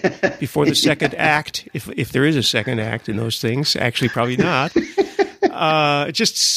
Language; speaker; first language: English; native; English